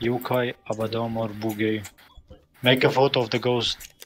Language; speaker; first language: English; non-native, learner; German